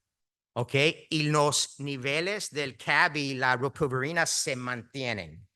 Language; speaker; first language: Spanish; early bilingual, heritage; Spanish